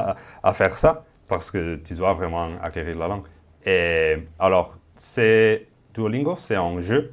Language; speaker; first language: French; non-native, fluent; Spanish